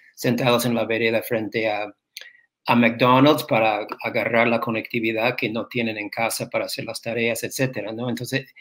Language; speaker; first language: Spanish; non-native, fluent; English